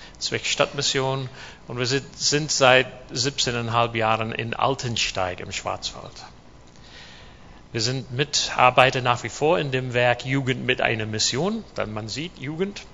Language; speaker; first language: German; non-native, fluent; English